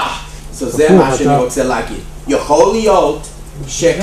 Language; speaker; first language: Hebrew; non-native, fluent; English